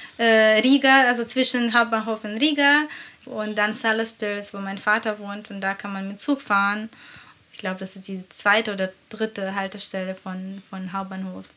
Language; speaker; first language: German; non-native, fluent; Latvian